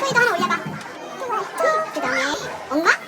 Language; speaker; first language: Korean; native; Korean